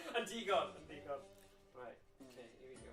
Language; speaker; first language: Welsh; native; Welsh